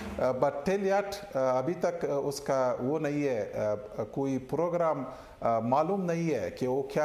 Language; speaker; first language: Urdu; non-native, learner; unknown